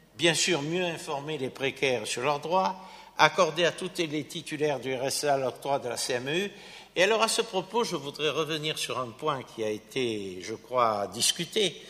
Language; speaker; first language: French; native; French